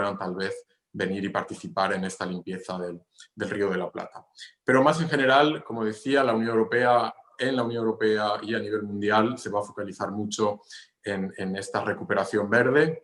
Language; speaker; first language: Spanish; non-native, fluent; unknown